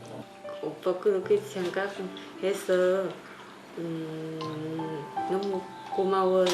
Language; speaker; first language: Korean; non-native, learner; Vietnamese